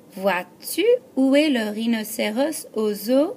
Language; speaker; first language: French; non-native, fluent; English